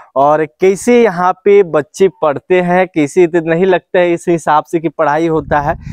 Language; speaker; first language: Hindi; native; Hindi